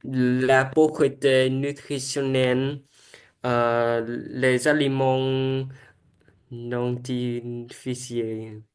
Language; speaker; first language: French; non-native, learner; Vietnamese